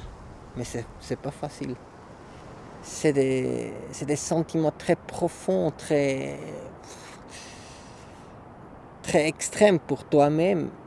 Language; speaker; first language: French; non-native, local second language; German